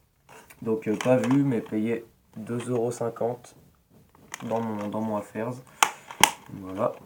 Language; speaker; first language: French; native; French